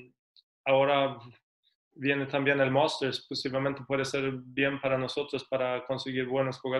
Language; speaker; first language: Spanish; non-native, fluent; Swedish